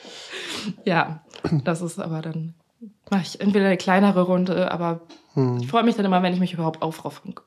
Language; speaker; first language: German; native; German